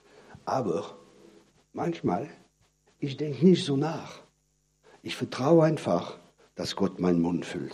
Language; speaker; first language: German; non-native, fluent; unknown